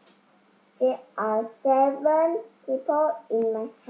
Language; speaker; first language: English; non-native, learner; Vietnamese